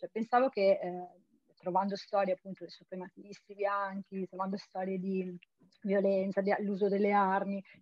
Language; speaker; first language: Italian; native; Italian